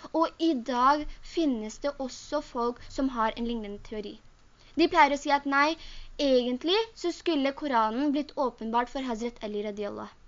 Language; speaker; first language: Norwegian; early bilingual, other home language; Urdu